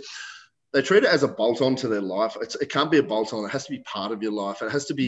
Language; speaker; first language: English; native; English